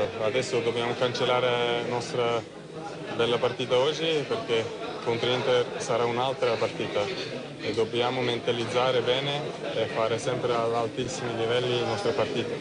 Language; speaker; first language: Italian; non-native, fluent; Turkish